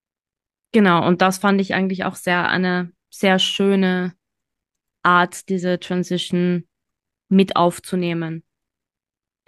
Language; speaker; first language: German; native; German